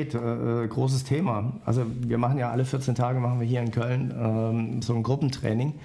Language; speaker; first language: German; native; German